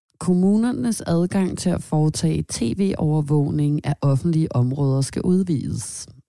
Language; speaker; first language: Danish; native; Danish